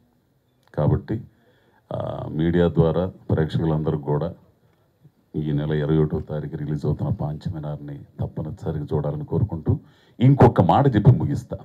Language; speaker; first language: Telugu; native; Telugu